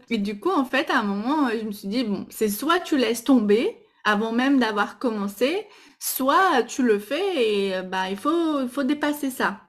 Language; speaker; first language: French; non-native, fluent; Portuguese